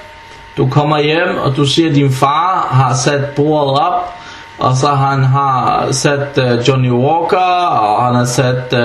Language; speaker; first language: Danish; early bilingual, other home language; Arabic